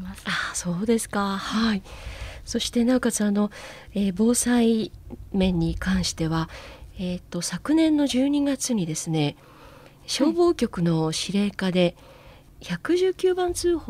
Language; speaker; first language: Japanese; native; Japanese